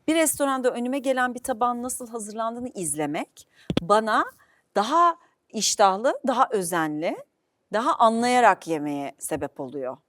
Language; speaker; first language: Turkish; native; Turkish